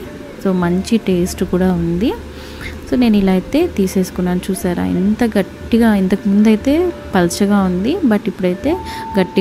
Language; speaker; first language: Telugu; native; Telugu